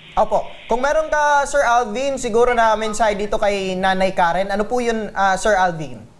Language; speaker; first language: Filipino; native; Filipino